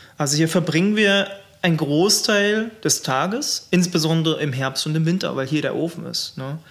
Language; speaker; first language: German; native; German